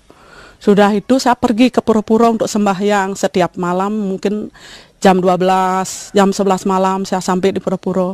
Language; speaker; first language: Indonesian; non-native, local second language; Balinese